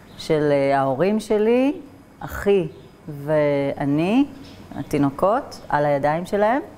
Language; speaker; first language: Hebrew; native; Hebrew